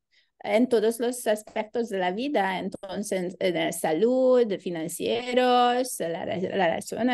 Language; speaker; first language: Spanish; non-native, learner; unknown